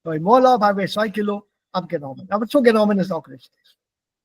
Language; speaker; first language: German; non-native, fluent; Hindi